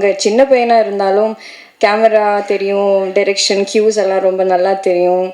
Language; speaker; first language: Tamil; non-native, learner; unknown